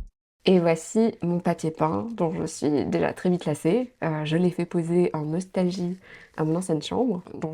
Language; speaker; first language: French; native; French